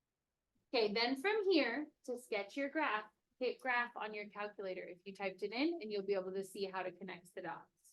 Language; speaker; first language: English; native; English